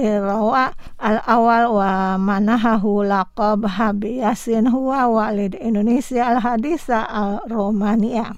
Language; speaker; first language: Arabic; non-native, fluent; Indonesian